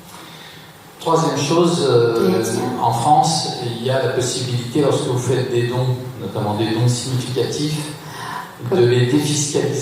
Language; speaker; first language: French; native; French